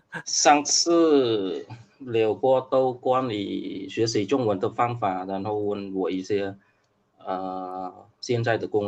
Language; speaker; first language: Chinese; non-native, fluent; Khmer